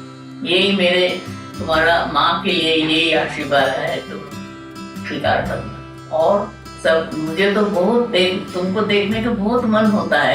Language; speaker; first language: Hindi; non-native, local second language; Bangla